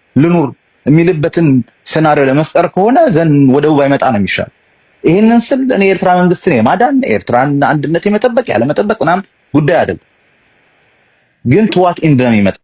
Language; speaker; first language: Amharic; non-native, local second language; Tigrinya